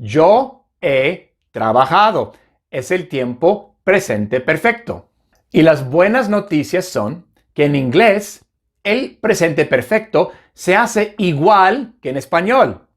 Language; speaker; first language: Spanish; non-native, fluent; English